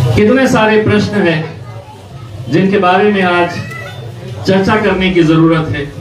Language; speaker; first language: Hindi; non-native, local second language; Marathi